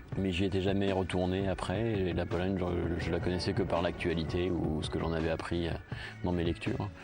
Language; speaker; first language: French; native; French